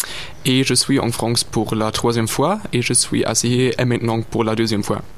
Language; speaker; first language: French; non-native, learner; German